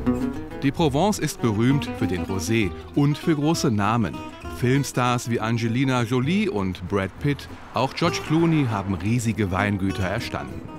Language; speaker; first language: German; native; German